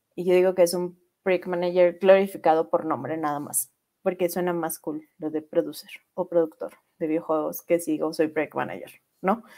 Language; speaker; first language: Spanish; native; Spanish